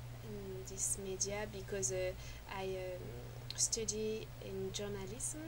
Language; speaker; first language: English; non-native, learner; French